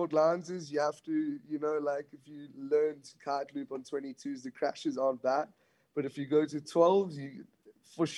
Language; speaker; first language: English; native; English